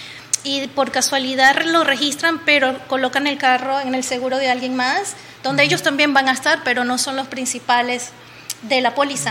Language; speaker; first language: Spanish; native; Spanish